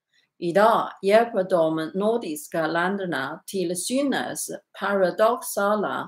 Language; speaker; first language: Swedish; non-native, learner; Chinese